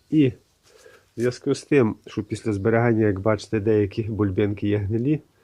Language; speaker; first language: Ukrainian; native; Ukrainian